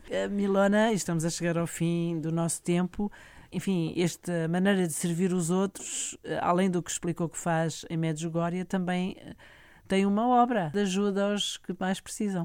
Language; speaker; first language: Portuguese; native; Portuguese